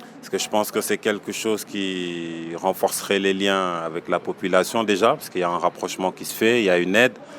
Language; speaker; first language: French; non-native, local second language; Wolof